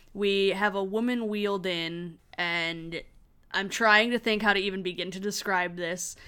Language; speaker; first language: English; native; English